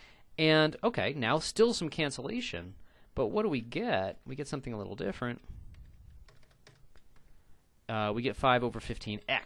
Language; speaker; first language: English; native; English